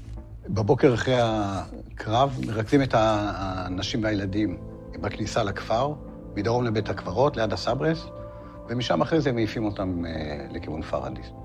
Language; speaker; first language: Hebrew; native; Hebrew